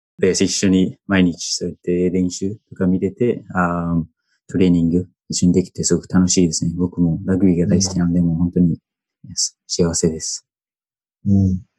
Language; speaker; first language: Japanese; early bilingual, heritage; Japanese